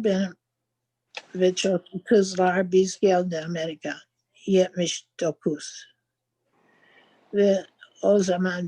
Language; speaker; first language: Turkish; non-native, learner; English